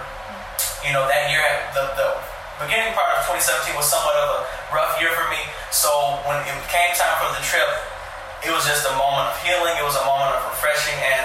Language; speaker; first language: English; native; English